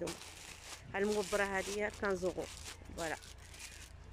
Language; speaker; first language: French; non-native, learner; Arabic